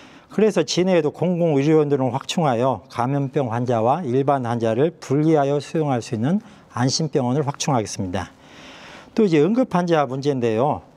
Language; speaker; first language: Korean; native; Korean